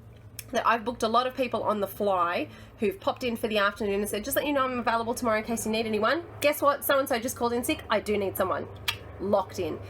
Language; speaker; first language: English; native; English